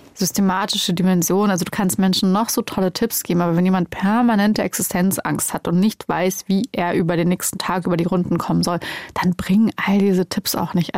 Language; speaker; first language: German; early bilingual, other home language; Romanian